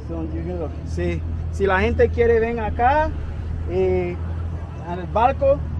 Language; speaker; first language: Spanish; non-native, learner; English